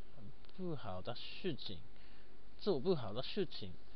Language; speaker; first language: Chinese; non-native, learner; Japanese